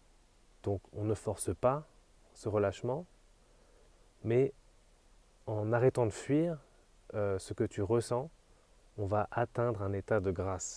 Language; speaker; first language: French; native; French